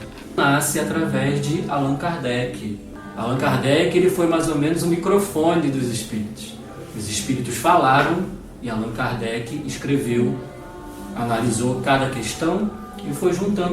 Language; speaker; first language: Portuguese; native; Portuguese